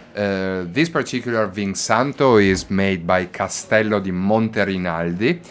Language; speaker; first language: English; non-native, fluent; Italian